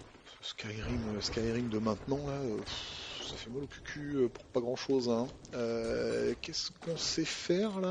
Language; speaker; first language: French; native; French